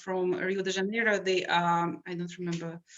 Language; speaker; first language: English; non-native, learner; Russian